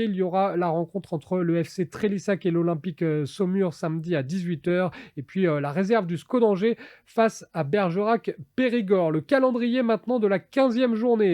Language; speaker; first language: French; native; French